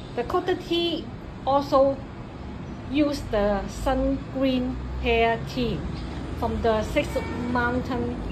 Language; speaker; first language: English; non-native, local second language; Cantonese